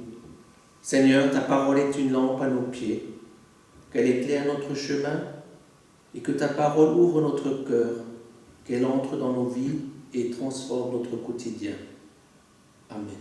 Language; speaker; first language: French; native; French